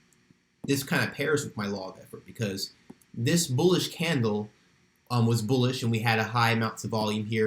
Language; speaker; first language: English; native; English